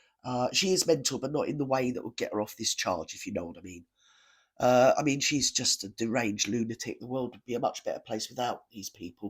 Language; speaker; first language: English; native; English